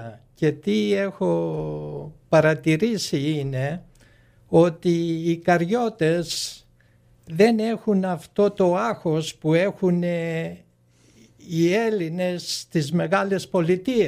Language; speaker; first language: Greek; early bilingual, heritage; Greek